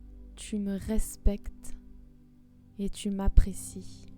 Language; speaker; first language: French; native; French